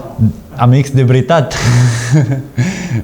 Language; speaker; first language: Catalan; non-native, learner; Arabic